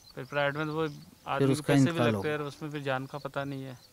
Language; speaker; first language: Hindi; native; Hindi